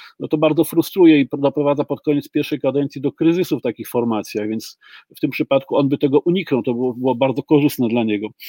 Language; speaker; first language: Polish; native; Polish